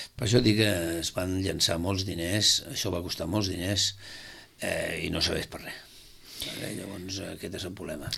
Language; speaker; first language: Catalan; native; Catalan